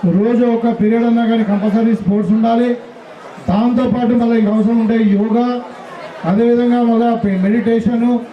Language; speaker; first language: Telugu; native; Telugu